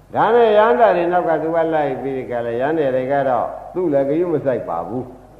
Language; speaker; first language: Burmese; native; Burmese